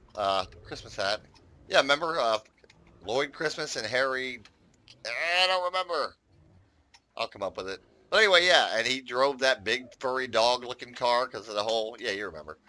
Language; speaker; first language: English; native; English